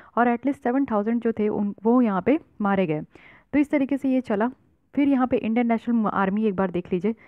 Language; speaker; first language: Hindi; native; Hindi